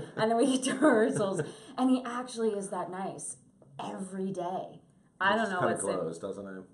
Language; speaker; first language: English; native; English